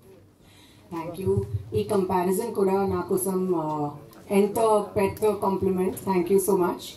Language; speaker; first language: Telugu; non-native, local second language; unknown